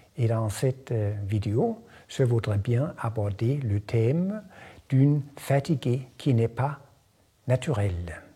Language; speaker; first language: French; non-native, fluent; Danish